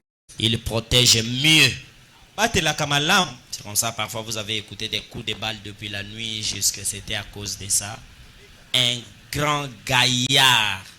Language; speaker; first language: Haitian Creole; non-native, local second language; Lingala